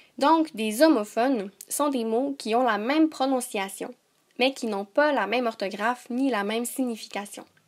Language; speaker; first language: French; native; French